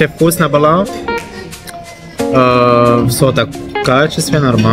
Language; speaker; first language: Russian; non-native, learner; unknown